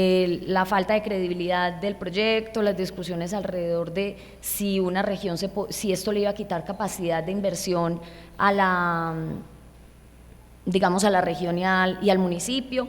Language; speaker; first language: Spanish; native; Spanish